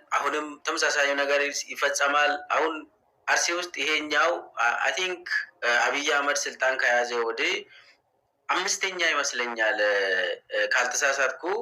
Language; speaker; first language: Amharic; non-native, local second language; Oromo